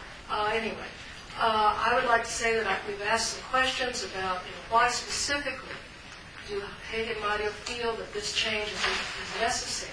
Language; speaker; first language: English; native; English